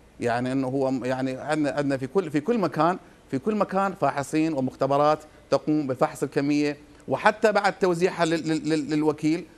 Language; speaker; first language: Arabic; native; Arabic